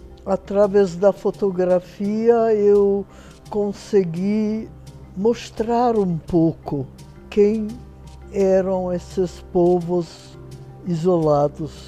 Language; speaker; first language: Portuguese; non-native, fluent; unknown